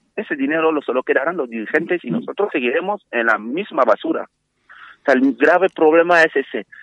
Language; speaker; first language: Spanish; non-native, fluent; French